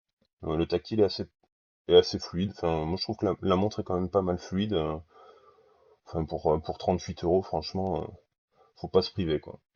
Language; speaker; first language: French; native; French